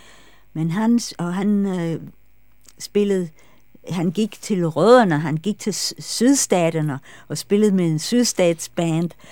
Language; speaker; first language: Danish; non-native, fluent; English